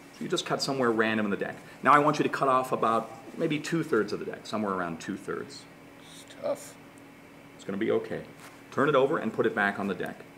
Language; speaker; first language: English; native; English